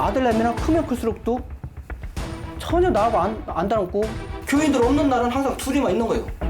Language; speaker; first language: Korean; native; Korean